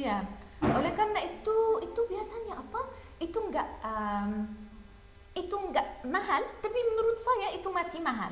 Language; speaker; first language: Indonesian; non-native, learner; Arabic